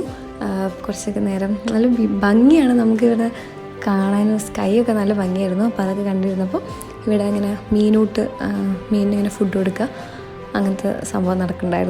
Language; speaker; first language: Malayalam; native; Malayalam